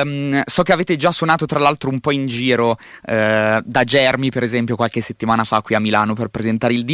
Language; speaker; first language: Italian; native; Italian